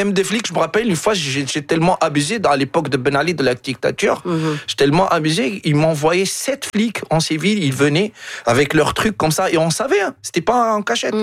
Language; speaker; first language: French; non-native, local second language; Arabic